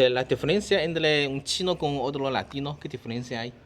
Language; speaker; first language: Spanish; non-native, learner; Chinese